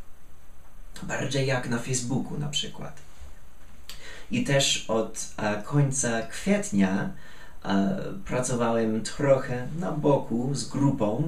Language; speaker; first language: Polish; non-native, fluent; English